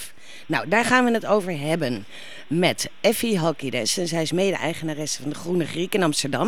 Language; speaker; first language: Dutch; native; Dutch